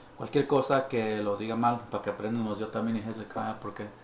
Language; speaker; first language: Spanish; early bilingual, heritage; Spanish